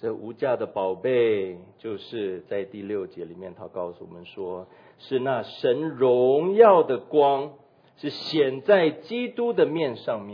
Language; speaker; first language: Chinese; native; Chinese